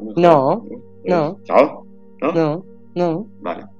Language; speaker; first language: Spanish; native; Spanish